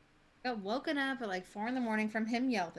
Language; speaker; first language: English; native; English